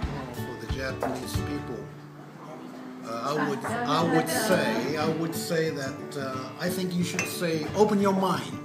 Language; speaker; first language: English; non-native, fluent; Japanese